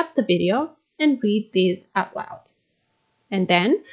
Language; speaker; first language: English; non-native, fluent; Macedonian